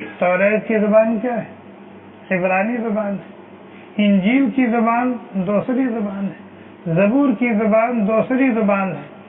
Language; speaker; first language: Urdu; native; Urdu